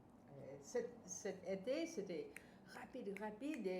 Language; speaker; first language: French; non-native, fluent; English